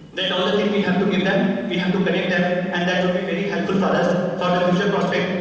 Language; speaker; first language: English; non-native, local second language; Hindi